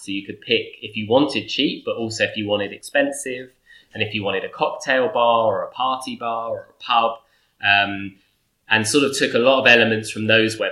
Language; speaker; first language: English; native; English